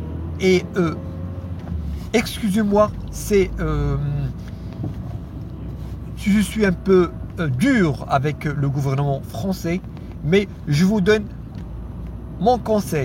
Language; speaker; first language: French; non-native, fluent; Arabic